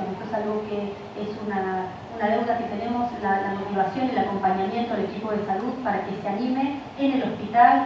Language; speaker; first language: Spanish; native; Spanish